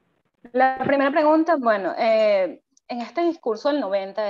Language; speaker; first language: Spanish; native; Spanish